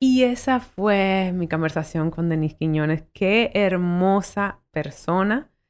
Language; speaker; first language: Spanish; early bilingual, heritage; Spanish